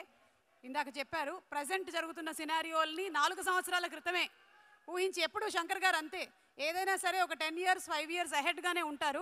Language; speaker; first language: Telugu; native; Telugu